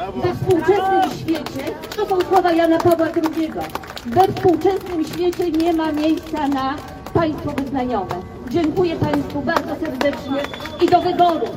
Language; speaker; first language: Polish; native; Polish